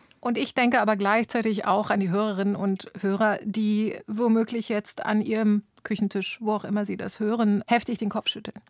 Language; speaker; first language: German; native; German